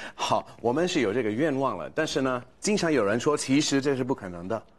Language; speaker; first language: Chinese; non-native, fluent; English